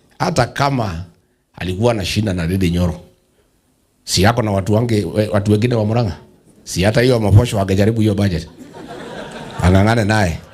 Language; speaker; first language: Swahili; non-native, local second language; Kikuyu